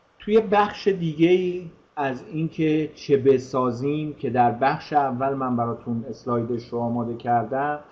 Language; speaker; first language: Persian; native; Persian